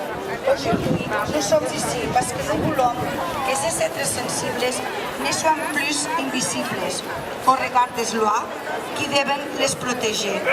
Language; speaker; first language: French; non-native, learner; Spanish